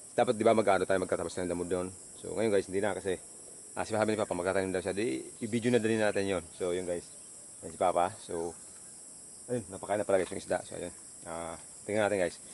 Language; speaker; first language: Filipino; non-native, local second language; Bikol